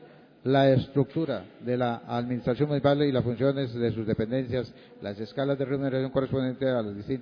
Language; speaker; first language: Spanish; native; Spanish